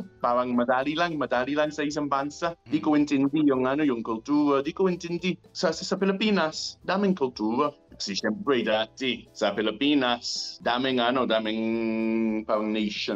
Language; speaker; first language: Filipino; non-native, learner; English